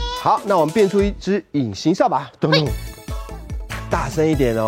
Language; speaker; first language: Chinese; native; Chinese